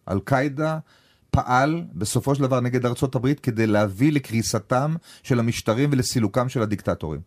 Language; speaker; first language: Hebrew; native; Hebrew